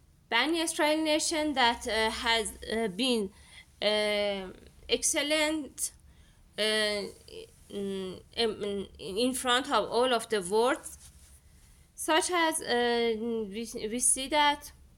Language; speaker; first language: English; non-native, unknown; Persian